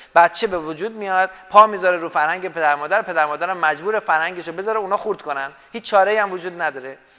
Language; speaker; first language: Persian; native; Persian